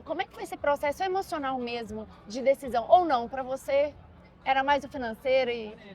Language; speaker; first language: Portuguese; native; Portuguese